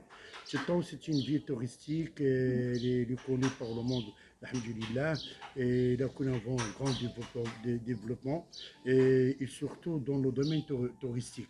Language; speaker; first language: French; non-native, local second language; Arabic